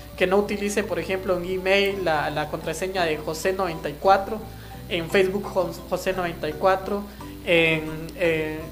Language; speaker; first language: Spanish; non-native, local second language; Kaqchikel